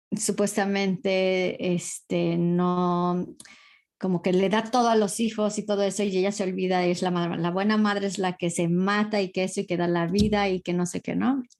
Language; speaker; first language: Spanish; early bilingual, heritage; Spanish